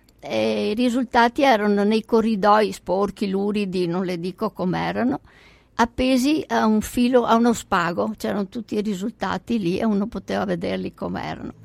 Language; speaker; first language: Italian; native; Italian